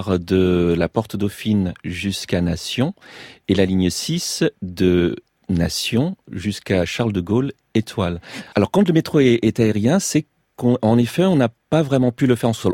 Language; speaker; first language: French; native; French